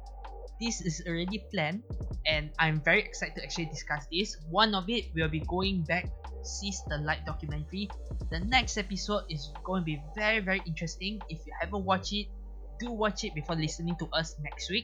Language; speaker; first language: English; non-native, local second language; Chinese